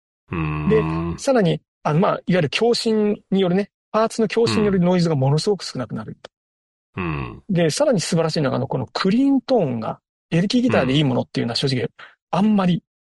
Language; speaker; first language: Japanese; native; Japanese